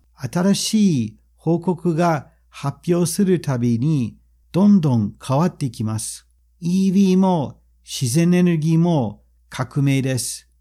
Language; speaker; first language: Japanese; non-native, fluent; English